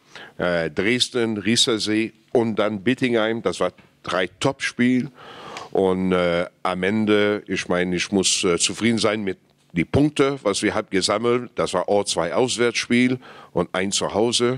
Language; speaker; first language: German; non-native, fluent; English